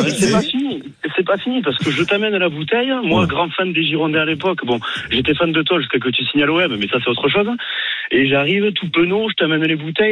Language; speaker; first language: French; native; French